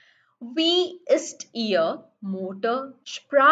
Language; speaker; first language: German; non-native, learner; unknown